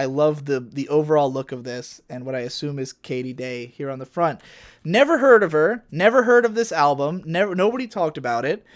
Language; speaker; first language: English; native; English